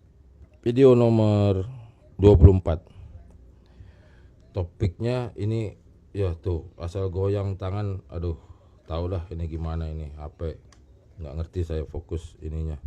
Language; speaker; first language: Indonesian; native; Indonesian